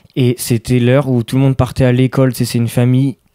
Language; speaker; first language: French; native; French